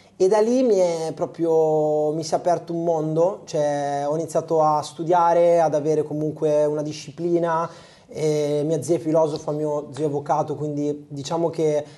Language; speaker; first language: Italian; native; Italian